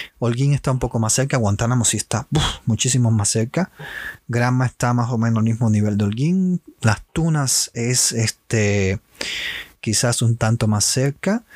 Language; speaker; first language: Spanish; native; Spanish